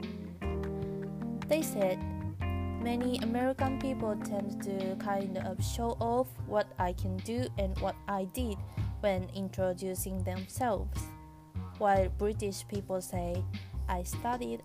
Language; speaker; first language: English; non-native, fluent; Japanese